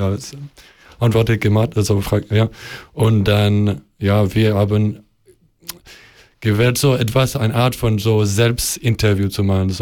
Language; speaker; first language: German; non-native, learner; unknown